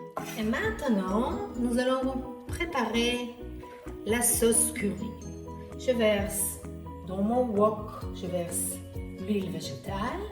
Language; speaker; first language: French; non-native, fluent; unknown